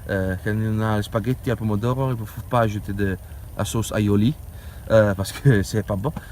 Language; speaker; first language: French; non-native, learner; Italian